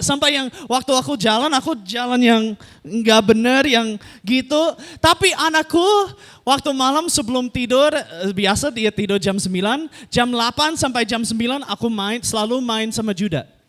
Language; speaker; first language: Indonesian; non-native, fluent; English